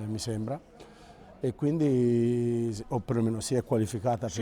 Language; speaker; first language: Italian; native; Italian